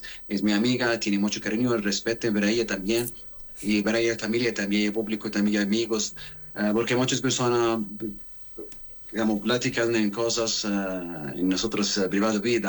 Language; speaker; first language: Spanish; non-native, learner; Arabic